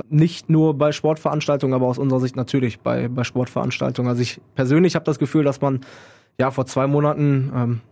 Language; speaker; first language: German; native; German